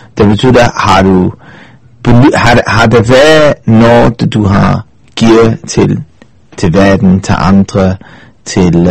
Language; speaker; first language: Danish; non-native, fluent; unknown